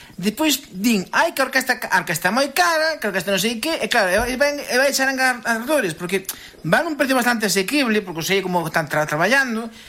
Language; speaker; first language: Galician; native; Galician